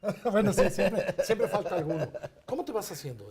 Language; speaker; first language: Spanish; native; Spanish